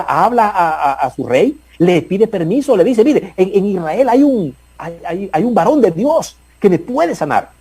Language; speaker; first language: Spanish; native; Spanish